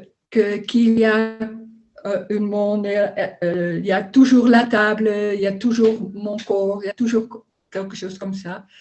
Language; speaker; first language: French; non-native, learner; Dutch